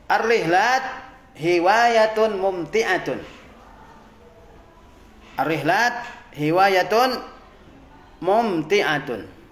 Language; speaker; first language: Arabic; non-native, fluent; Indonesian